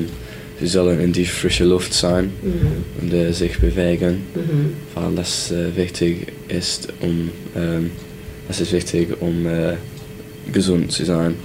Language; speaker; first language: German; non-native, learner; English